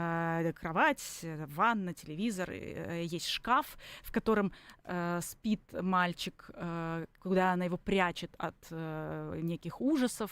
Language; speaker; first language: Russian; native; Russian